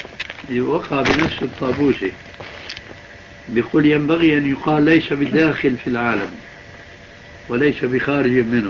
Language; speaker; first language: Arabic; early bilingual, other home language; Albanian